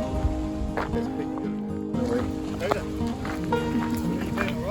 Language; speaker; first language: English; native; English